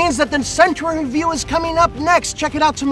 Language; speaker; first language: English; native; English